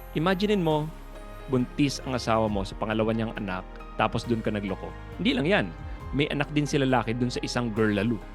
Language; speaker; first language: Filipino; native; Filipino